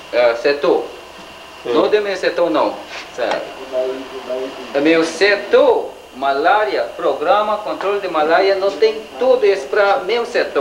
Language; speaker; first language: Portuguese; non-native, learner; English